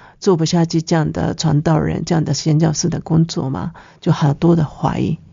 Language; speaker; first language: Chinese; non-native, fluent; Japanese